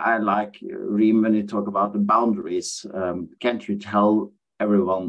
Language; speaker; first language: English; non-native, fluent; Norwegian